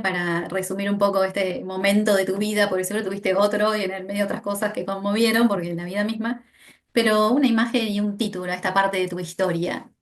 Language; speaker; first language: Spanish; native; Spanish